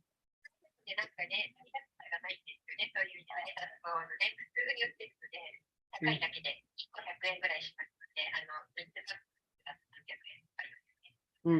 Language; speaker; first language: Japanese; native; Japanese